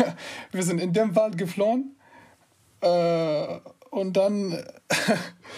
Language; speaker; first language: German; non-native, fluent; Arabic